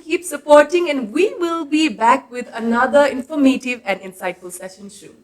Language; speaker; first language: English; non-native, local second language; Nepali